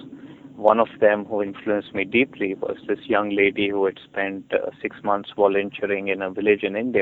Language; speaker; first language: English; non-native, local second language; Hindi